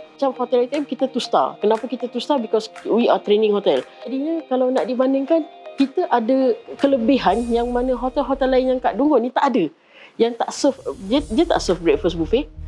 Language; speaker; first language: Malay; native; Malay